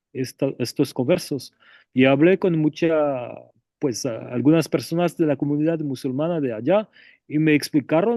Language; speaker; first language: Spanish; non-native, fluent; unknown